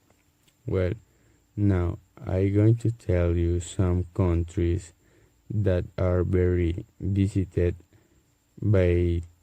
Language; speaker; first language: English; non-native, learner; Spanish